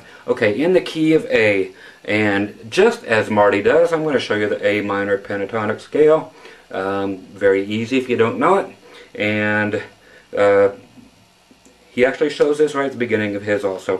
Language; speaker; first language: English; native; English